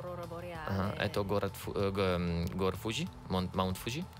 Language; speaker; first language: Russian; non-native, learner; Italian